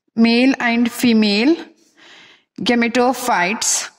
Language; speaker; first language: English; non-native, local second language; Kannada